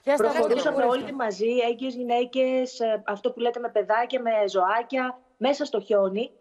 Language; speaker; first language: Greek; native; Greek